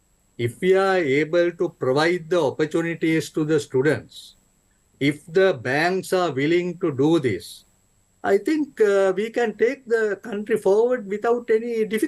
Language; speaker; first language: English; non-native, local second language; Sinhala